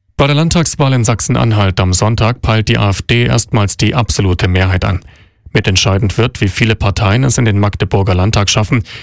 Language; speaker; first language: German; native; German